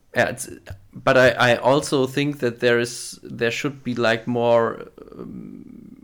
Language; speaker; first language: English; non-native, fluent; German